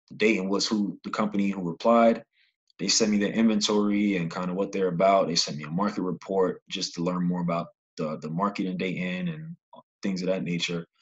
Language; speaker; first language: English; native; English